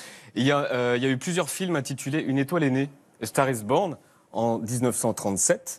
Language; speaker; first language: French; native; French